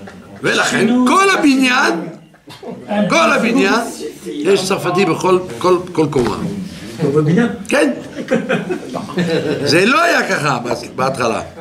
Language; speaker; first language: Hebrew; non-native, fluent; French